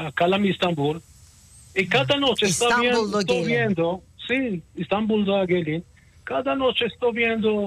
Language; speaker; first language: Spanish; early bilingual, heritage; Ladino